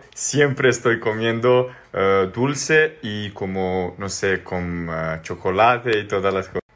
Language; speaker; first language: Spanish; non-native, fluent; Serbian